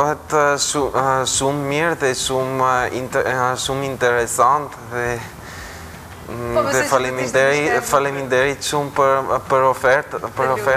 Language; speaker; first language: Albanian; non-native, fluent; Bulgarian